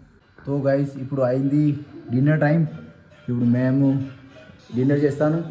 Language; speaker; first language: Telugu; non-native, learner; Marwari